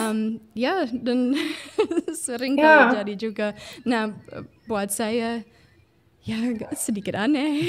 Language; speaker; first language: Indonesian; non-native, fluent; English